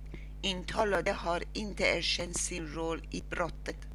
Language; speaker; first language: Swedish; non-native, learner; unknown